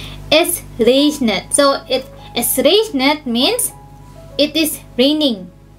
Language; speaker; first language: English; non-native, local second language; Filipino